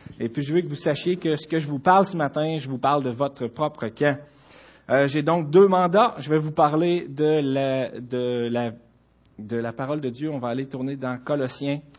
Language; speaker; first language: French; native; French